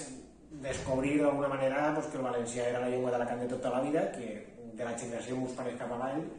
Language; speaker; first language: Catalan; non-native, local second language; Spanish